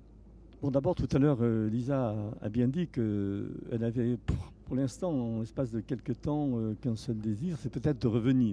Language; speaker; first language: French; native; French